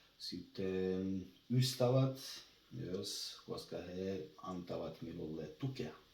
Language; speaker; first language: Finnish; non-native, learner; Albanian